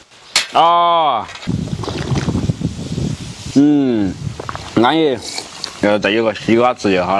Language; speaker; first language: Chinese; native; Chinese